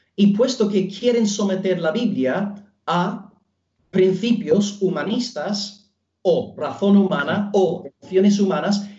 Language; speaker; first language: Spanish; non-native, fluent; English